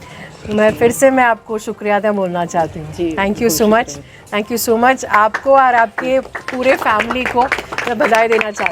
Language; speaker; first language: Hindi; non-native, local second language; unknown